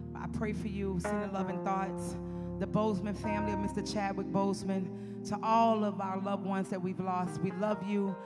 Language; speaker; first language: English; native; English